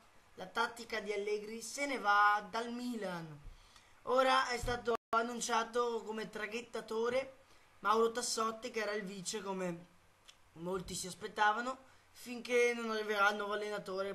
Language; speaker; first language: Italian; native; Italian